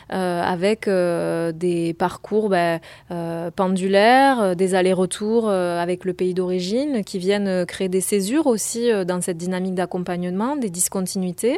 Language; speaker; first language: French; native; French